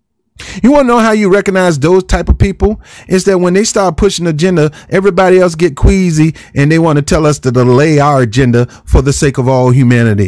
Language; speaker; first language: English; native; English